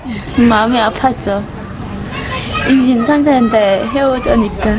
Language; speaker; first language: Korean; non-native, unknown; Khmer